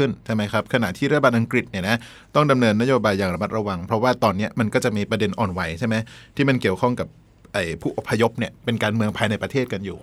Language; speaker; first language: Thai; native; Thai